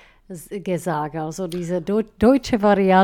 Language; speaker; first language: German; non-native, fluent; Czech